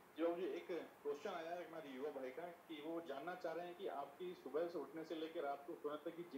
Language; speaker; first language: Hindi; native; Hindi